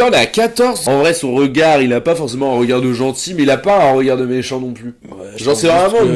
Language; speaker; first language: French; native; French